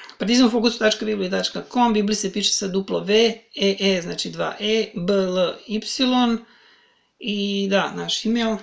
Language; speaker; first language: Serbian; native; Serbian